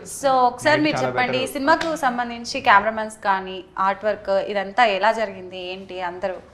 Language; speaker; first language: Telugu; native; Telugu